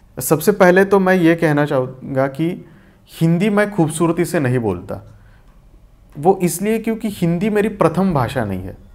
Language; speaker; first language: Hindi; non-native, local second language; Marathi